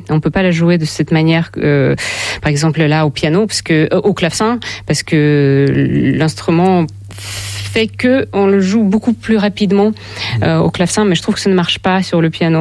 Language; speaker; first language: French; non-native, fluent; Russian